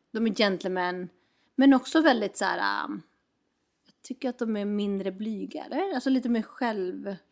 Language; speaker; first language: Swedish; native; Swedish